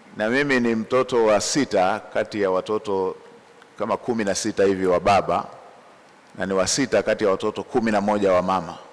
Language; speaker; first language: Swahili; non-native, local second language; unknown